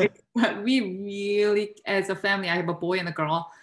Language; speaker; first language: English; non-native, fluent; Korean